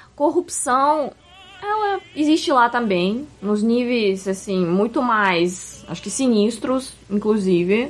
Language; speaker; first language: Portuguese; non-native, fluent; Russian